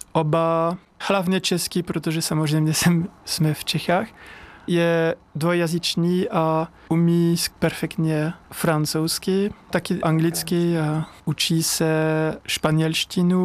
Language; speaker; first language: Czech; non-native, learner; French